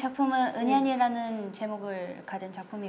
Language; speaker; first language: Korean; non-native, fluent; Japanese